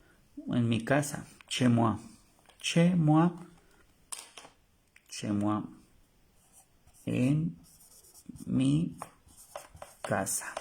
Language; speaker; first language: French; non-native, fluent; Spanish